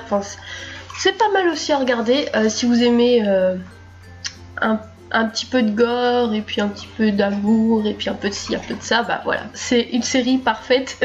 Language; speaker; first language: French; native; French